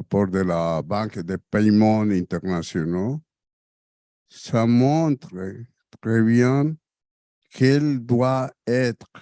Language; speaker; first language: French; non-native, fluent; Spanish